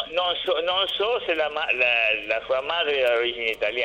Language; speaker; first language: Italian; non-native, fluent; Spanish